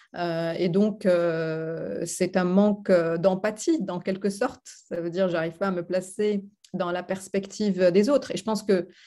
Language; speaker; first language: French; non-native, local second language; Arabic